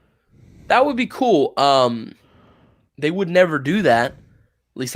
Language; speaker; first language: English; native; English